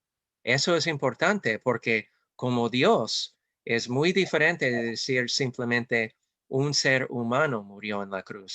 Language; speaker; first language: Spanish; non-native, fluent; English